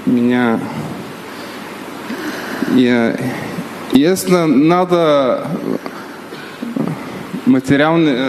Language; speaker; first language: Russian; non-native, learner; Bulgarian